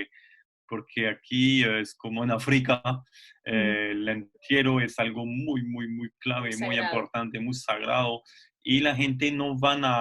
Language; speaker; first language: Spanish; non-native, fluent; French